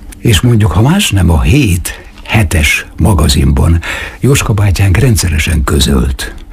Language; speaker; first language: Hungarian; native; Hungarian